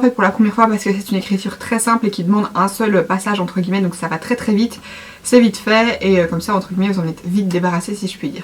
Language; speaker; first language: French; native; French